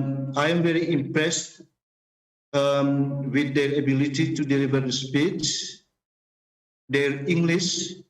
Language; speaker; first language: English; non-native, fluent; Indonesian